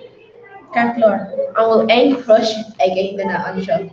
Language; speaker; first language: Irish; non-native, local second language; English